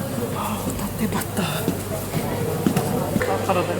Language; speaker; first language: Japanese; non-native, fluent; Estonian